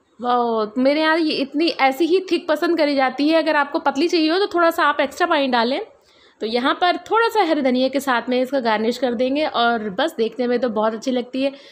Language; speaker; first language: Hindi; native; Hindi